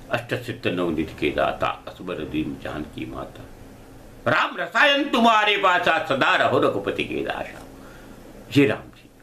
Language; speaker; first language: Hindi; non-native, local second language; Gujarati